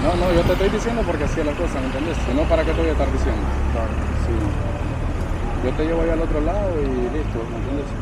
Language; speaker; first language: Spanish; native; Spanish